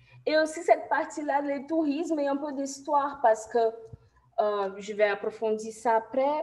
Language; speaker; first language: French; non-native, fluent; Portuguese